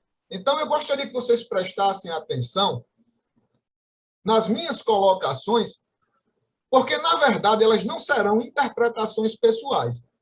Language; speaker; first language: Portuguese; native; Portuguese